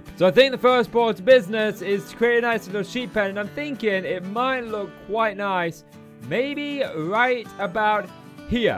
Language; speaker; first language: English; native; English